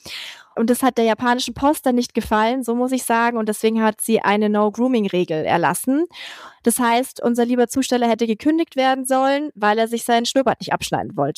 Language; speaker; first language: German; native; German